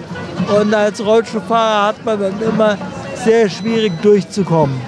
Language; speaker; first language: German; native; German